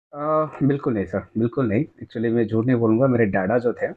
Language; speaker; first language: Hindi; non-native, local second language; Odia